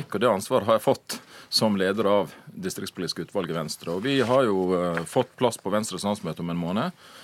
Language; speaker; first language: Norwegian; native; Norwegian